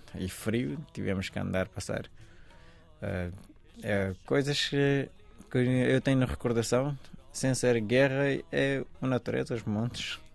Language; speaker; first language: Portuguese; non-native, fluent; Persian